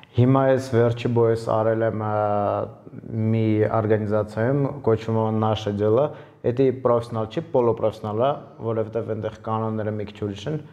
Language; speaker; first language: Armenian; early bilingual, heritage; Armenian